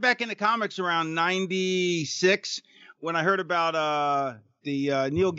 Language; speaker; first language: English; native; English